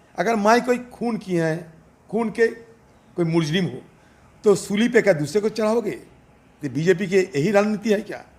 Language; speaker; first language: Hindi; non-native, local second language; Bangla